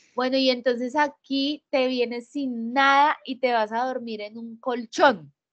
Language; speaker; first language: Spanish; native; Spanish